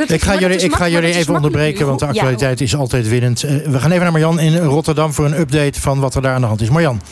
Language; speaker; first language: Dutch; native; Dutch